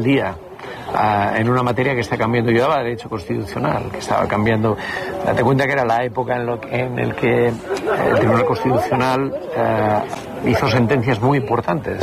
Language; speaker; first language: Spanish; native; Spanish